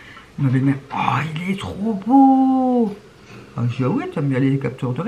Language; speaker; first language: French; native; French